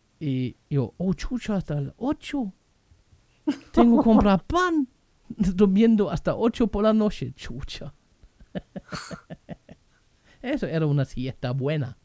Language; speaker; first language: Spanish; non-native, fluent; German